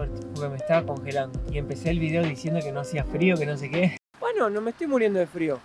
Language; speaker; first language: Spanish; native; Spanish